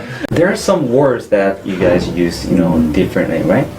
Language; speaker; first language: English; non-native, fluent; Korean